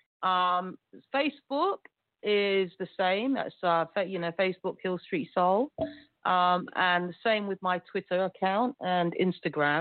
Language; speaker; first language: English; early bilingual, other home language; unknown